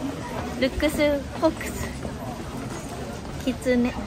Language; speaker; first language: English; non-native, learner; Japanese